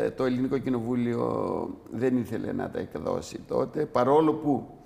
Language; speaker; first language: Greek; non-native, local second language; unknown